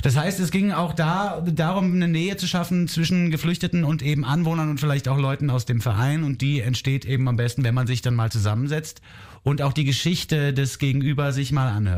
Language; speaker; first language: German; native; German